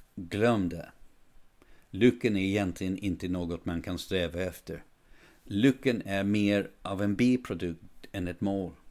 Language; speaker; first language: Swedish; non-native, fluent; English